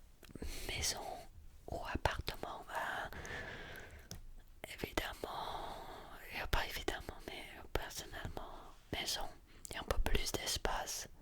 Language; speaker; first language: French; early bilingual, heritage; French